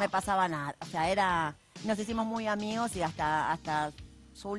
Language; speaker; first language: Spanish; native; Spanish